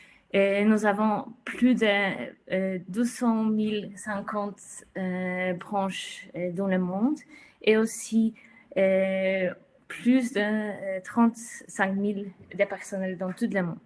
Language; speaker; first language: French; non-native, fluent; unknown